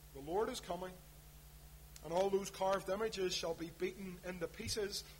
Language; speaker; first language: English; native; English